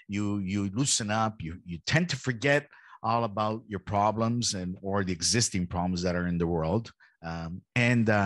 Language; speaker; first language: English; early bilingual, heritage; Italian